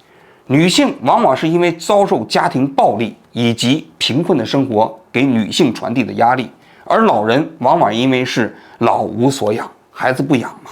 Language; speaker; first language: Chinese; native; Chinese